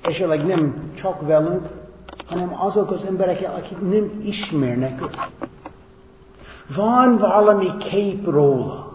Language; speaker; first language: Hungarian; non-native, fluent; English